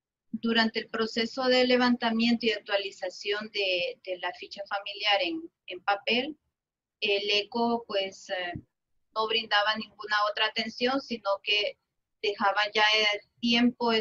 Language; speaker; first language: Spanish; native; Spanish